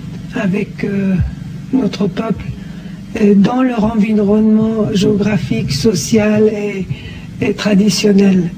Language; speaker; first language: French; non-native, fluent; Persian